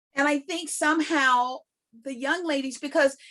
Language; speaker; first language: English; native; English